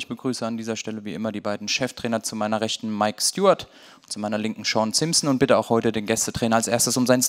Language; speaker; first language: German; native; German